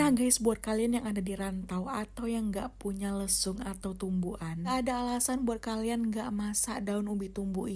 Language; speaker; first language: Indonesian; native; Indonesian